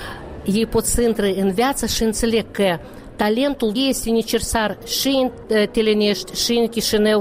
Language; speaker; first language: Romanian; non-native, local second language; Russian